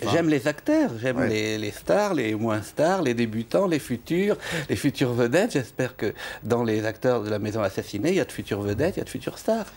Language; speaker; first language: French; native; French